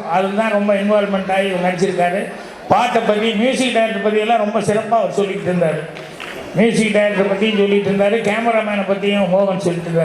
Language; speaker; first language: Tamil; native; Tamil